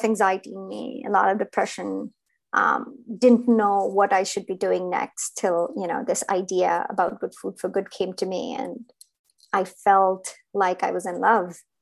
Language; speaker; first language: English; non-native, local second language; Hindi